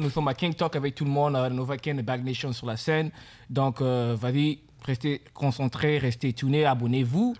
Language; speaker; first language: French; non-native, local second language; Lingala